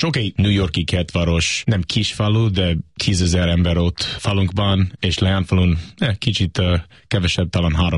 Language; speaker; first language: Hungarian; non-native, learner; English